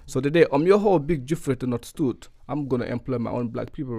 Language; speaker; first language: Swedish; non-native, fluent; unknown